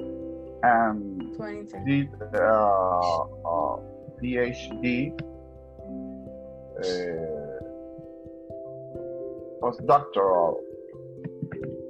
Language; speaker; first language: English; non-native, learner; Spanish